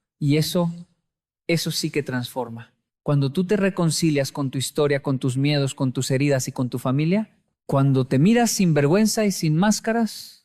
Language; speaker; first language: Spanish; native; Spanish